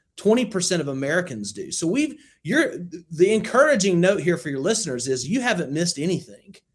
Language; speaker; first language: English; native; English